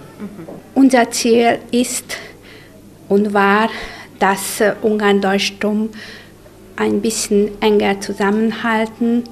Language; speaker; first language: German; non-native, local second language; Hungarian